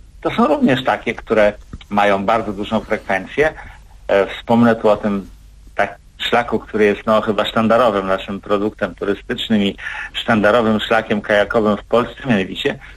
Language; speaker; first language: Polish; native; Polish